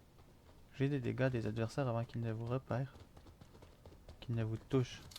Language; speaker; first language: French; native; French